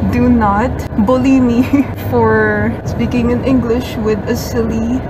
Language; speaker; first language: English; native; English